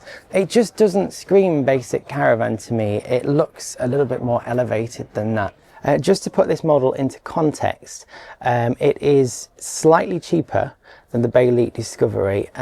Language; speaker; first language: English; native; English